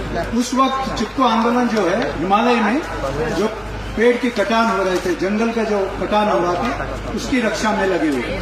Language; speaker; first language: Hindi; native; Hindi